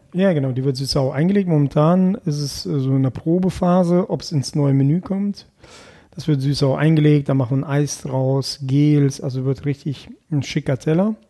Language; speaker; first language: German; early bilingual, other home language; Russian